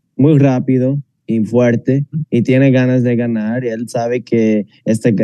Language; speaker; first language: Spanish; non-native, fluent; English